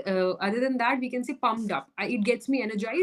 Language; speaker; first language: English; non-native, local second language; Hindi